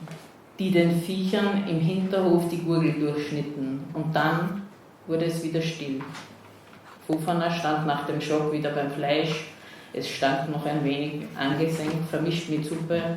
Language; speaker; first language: German; native; German